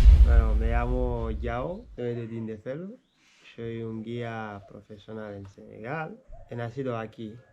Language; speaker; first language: Spanish; non-native, fluent; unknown